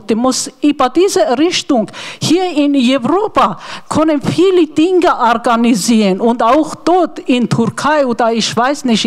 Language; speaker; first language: German; non-native, learner; Armenian